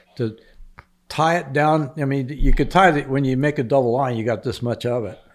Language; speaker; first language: English; native; English